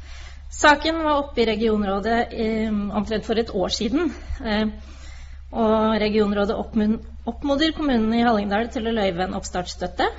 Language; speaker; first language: Norwegian; native; Norwegian